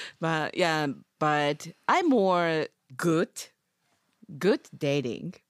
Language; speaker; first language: English; non-native, learner; Japanese